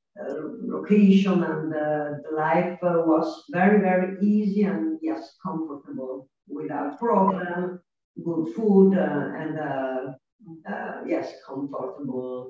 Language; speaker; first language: English; non-native, learner; Italian